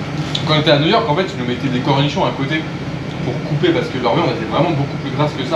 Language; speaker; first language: French; native; French